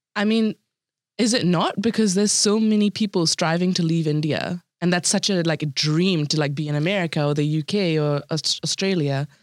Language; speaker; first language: English; native; English